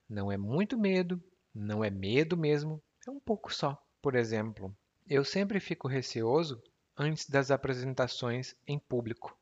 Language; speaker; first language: Portuguese; native; Portuguese